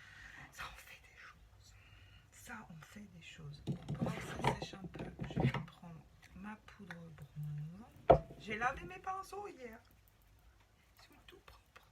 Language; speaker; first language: French; native; French